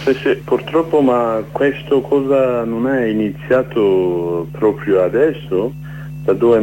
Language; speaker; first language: Italian; non-native, learner; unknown